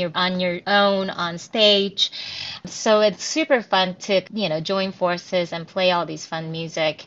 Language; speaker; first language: English; native; English